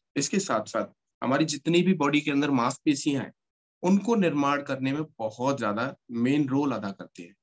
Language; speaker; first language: Hindi; native; Hindi